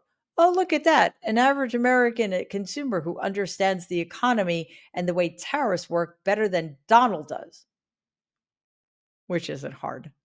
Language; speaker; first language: English; native; English